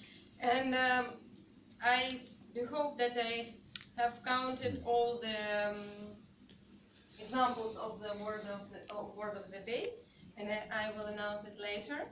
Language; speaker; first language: English; non-native, fluent; Russian